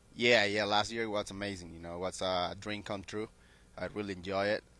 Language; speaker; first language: English; non-native, learner; Spanish